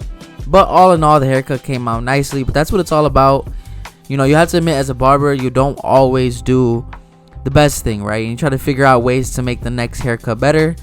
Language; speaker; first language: English; native; English